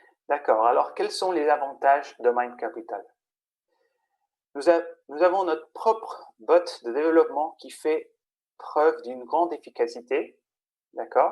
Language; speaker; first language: French; non-native, fluent; Spanish